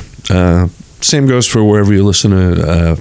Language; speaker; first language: English; native; English